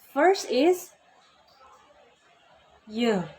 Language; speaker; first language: English; non-native, learner; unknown